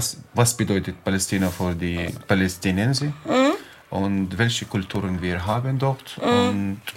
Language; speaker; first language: German; non-native, learner; Arabic